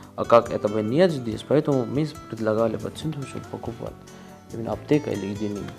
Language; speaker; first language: Russian; non-native, learner; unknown